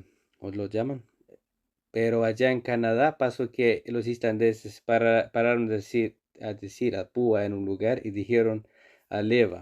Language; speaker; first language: Spanish; non-native, fluent; Icelandic